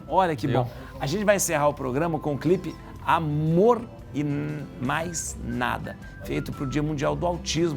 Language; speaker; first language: Portuguese; native; Portuguese